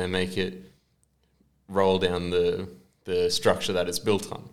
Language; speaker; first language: English; native; English